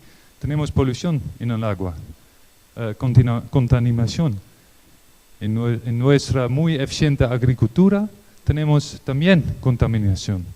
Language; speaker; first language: Spanish; non-native, learner; Dutch